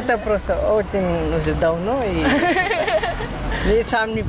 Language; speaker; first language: Russian; non-native, learner; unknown